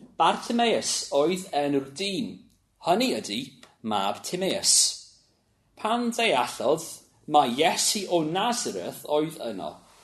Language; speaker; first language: Welsh; non-native, local second language; English